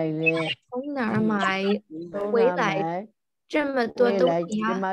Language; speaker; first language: Chinese; non-native, learner; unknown